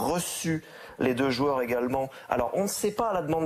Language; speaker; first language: French; native; French